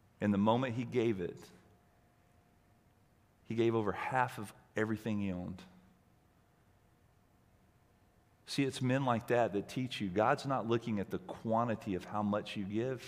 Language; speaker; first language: English; native; English